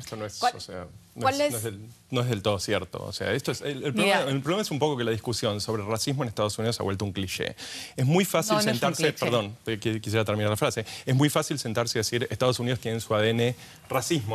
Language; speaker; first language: Spanish; native; Spanish